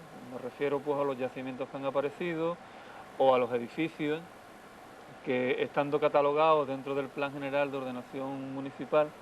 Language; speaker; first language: Spanish; native; Spanish